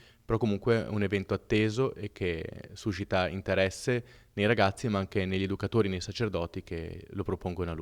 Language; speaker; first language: Italian; native; Italian